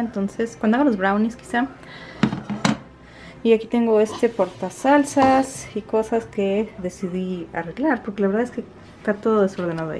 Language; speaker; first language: Spanish; native; Spanish